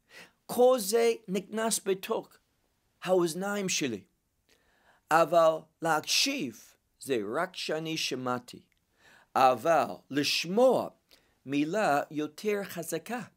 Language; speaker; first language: Hebrew; non-native, fluent; English